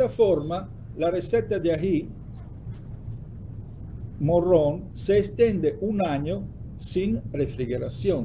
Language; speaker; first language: Spanish; non-native, fluent; Italian